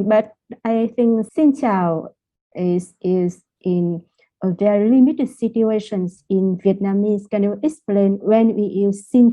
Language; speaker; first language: English; non-native, fluent; Vietnamese